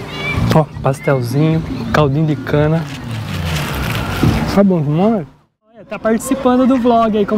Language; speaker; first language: Portuguese; native; Portuguese